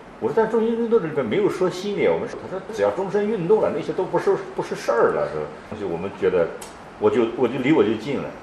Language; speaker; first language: Chinese; native; Chinese